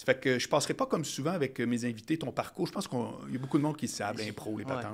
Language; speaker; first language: French; native; French